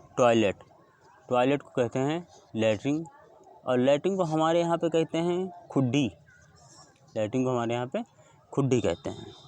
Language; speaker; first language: Hindi; native; Hindi